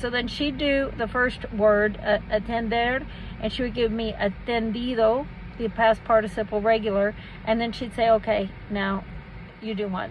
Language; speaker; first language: English; native; English